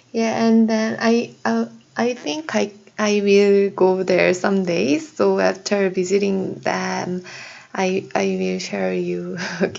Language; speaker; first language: English; non-native, learner; Korean